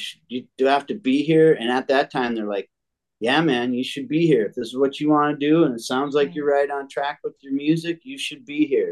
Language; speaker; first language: English; native; English